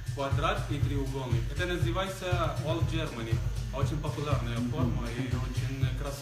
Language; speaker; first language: Russian; non-native, local second language; Georgian